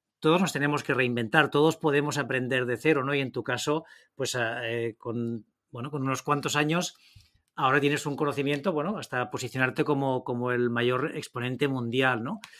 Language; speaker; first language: Spanish; native; Spanish